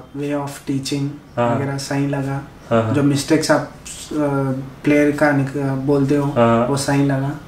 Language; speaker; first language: Hindi; non-native, local second language; Urdu